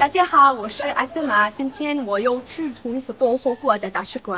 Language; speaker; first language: Chinese; non-native, fluent; Arabic